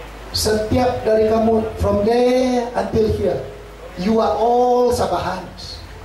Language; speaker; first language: English; non-native, local second language; Central Dusun